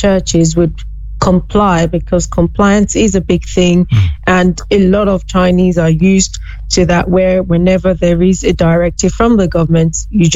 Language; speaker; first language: English; non-native, local second language; Yoruba